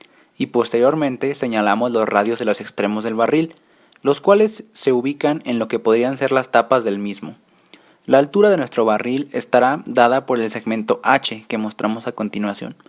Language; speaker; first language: Spanish; native; Spanish